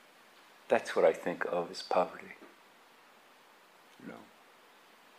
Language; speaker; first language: English; native; English